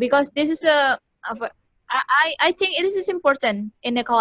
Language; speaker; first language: English; non-native, learner; Indonesian